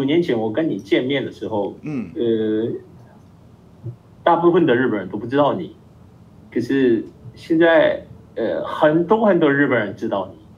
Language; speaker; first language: Chinese; non-native, fluent; Japanese